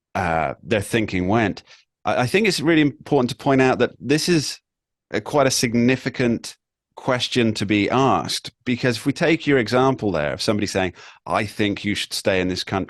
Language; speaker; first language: English; native; English